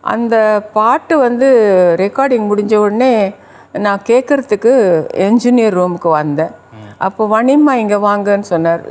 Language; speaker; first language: Tamil; native; Tamil